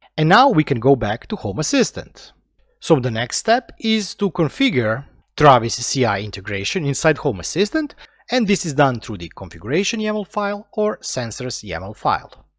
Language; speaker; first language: English; non-native, fluent; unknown